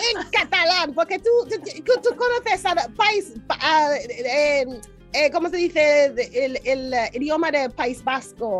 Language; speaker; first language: Spanish; non-native, learner; English